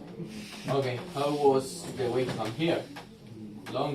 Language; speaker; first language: English; non-native, learner; Spanish